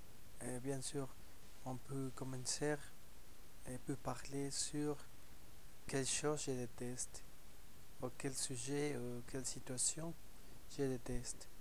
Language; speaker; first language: French; non-native, learner; Spanish